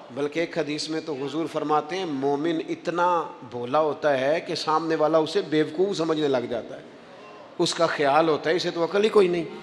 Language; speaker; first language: Urdu; non-native, local second language; Punjabi